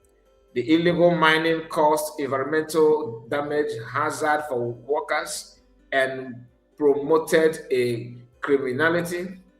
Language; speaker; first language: English; non-native, local second language; Igbo